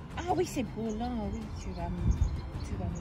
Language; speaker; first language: French; non-native, fluent; English